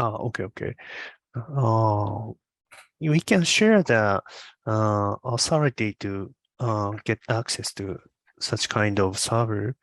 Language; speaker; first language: English; non-native, learner; Japanese